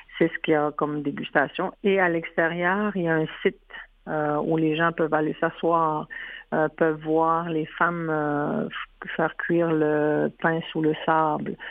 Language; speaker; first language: French; non-native, local second language; Innu-aimun